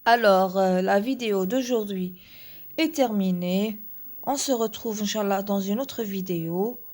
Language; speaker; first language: French; non-native, local second language; Arabic